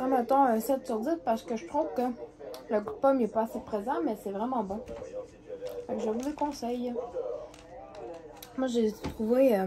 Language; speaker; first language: French; native; French